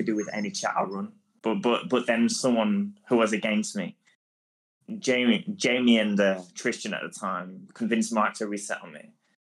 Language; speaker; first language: English; native; English